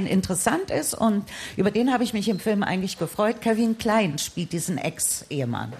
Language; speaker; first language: German; native; German